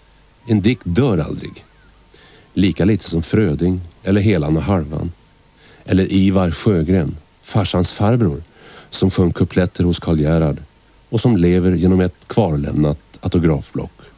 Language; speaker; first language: Swedish; native; Swedish